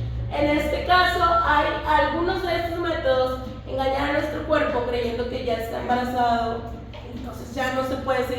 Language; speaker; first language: Spanish; native; Spanish